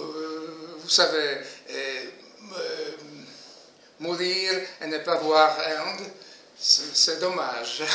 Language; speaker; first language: French; non-native, fluent; Polish